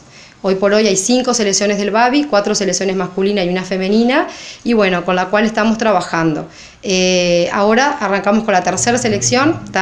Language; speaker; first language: Spanish; native; Spanish